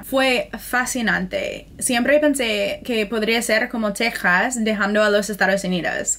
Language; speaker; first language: Spanish; non-native, fluent; English